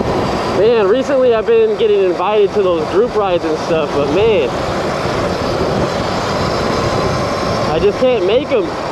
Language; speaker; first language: English; native; English